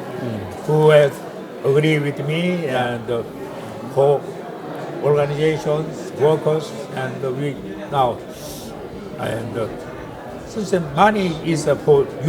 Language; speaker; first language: English; non-native, learner; Korean